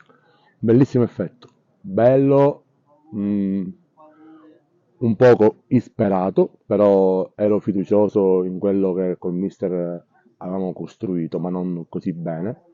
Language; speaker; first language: Italian; native; Italian